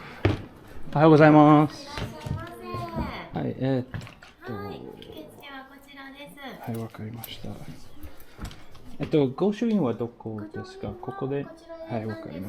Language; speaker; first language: Japanese; non-native, learner; English